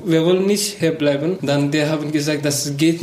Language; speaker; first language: German; non-native, learner; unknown